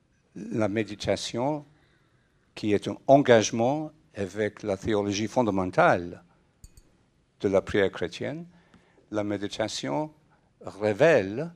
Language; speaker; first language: French; non-native, fluent; English